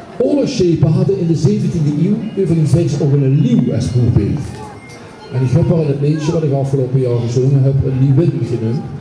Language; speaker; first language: Dutch; native; Dutch